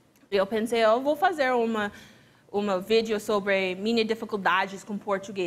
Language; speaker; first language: Portuguese; non-native, fluent; English